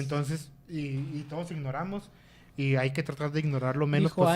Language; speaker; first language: Spanish; native; Spanish